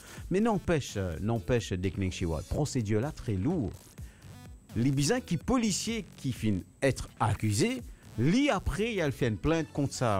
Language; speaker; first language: French; non-native, local second language; Morisyen